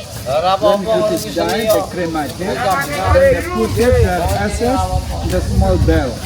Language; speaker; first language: English; non-native, learner; Indonesian